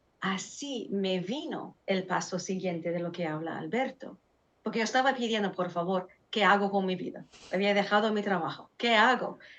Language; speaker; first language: Spanish; non-native, fluent; Arabic